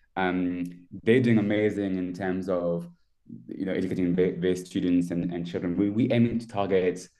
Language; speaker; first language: English; non-native, fluent; French